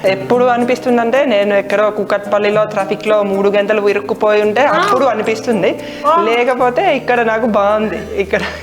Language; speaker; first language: Telugu; non-native, fluent; Finnish